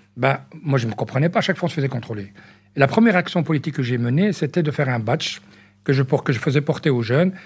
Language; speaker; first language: French; early bilingual, other home language; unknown